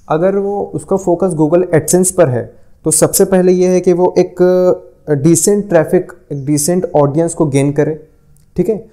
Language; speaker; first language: Hindi; non-native, local second language; Urdu